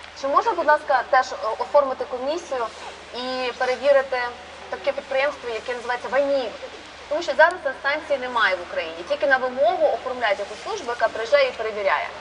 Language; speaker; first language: Ukrainian; native; Ukrainian